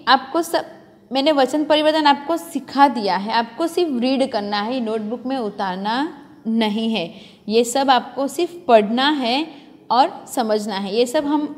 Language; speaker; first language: Hindi; non-native, local second language; Gujarati